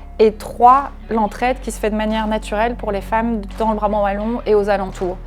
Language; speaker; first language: French; early bilingual, other home language; Arabic